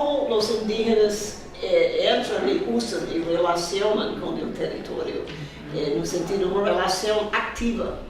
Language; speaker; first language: Spanish; non-native, fluent; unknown